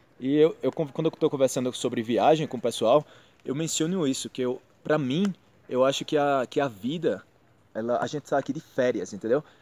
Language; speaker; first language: Portuguese; native; Portuguese